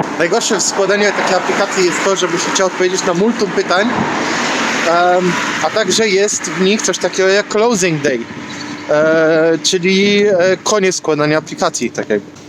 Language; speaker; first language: Polish; native; Polish